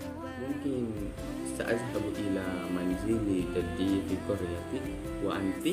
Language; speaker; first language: Arabic; non-native, learner; Indonesian